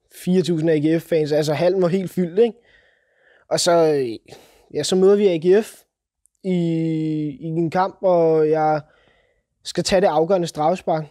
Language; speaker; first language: Danish; native; Danish